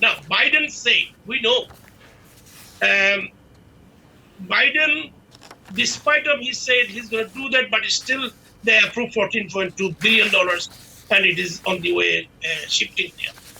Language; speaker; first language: English; non-native, local second language; Bangla